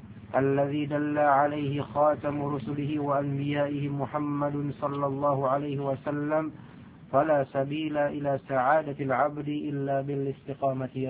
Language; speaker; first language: Arabic; non-native, fluent; Indonesian